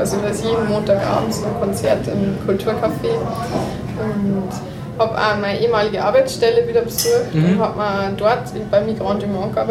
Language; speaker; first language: German; native; German